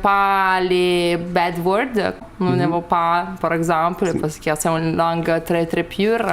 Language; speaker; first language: French; non-native, learner; Lithuanian